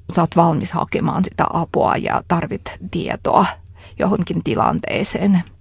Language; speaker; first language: Finnish; non-native, fluent; Russian